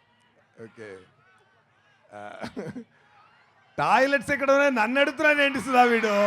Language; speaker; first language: Telugu; non-native, fluent; Tamil